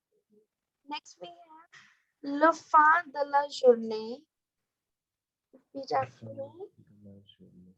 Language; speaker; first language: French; non-native, fluent; Hindi